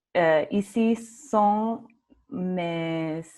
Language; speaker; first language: French; non-native, learner; English